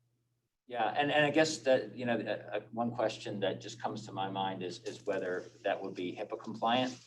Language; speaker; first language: English; native; English